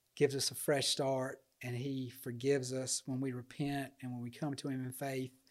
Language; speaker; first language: English; native; English